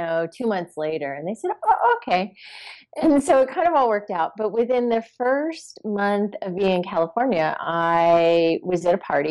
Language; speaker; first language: English; native; English